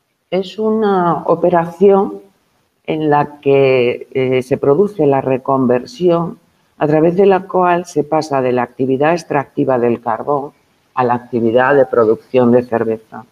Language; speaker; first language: Spanish; native; Spanish